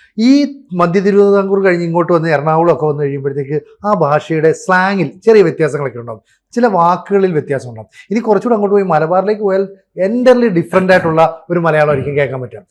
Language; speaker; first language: Malayalam; native; Malayalam